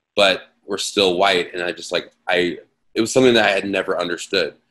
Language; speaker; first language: English; native; English